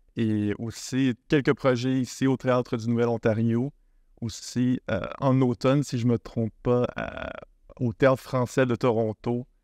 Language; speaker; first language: French; native; French